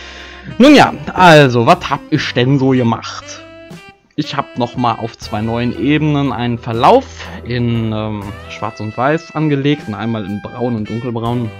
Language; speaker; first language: German; native; German